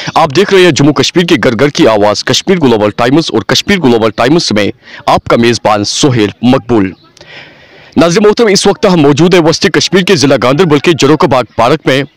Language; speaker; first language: Hindi; non-native, local second language; Kashmiri